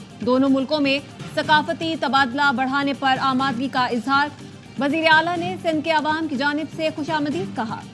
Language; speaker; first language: Urdu; native; Urdu